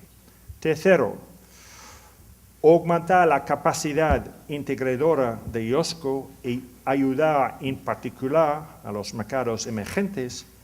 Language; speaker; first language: Spanish; non-native, learner; English